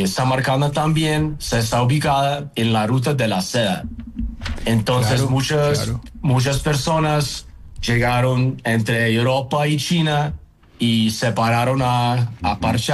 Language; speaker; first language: Spanish; non-native, fluent; Uzbek